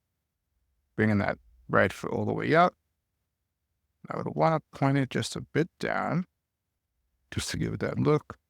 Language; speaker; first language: English; native; English